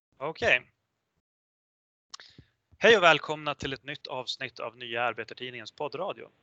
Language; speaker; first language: Swedish; early bilingual, other home language; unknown